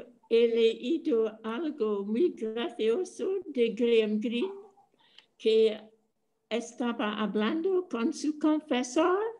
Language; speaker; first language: Spanish; non-native, fluent; English